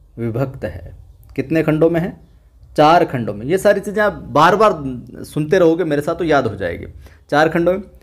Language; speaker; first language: Hindi; native; Hindi